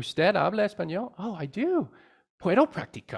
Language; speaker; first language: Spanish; non-native, fluent; English